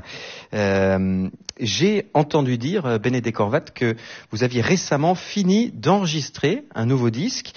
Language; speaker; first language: French; native; French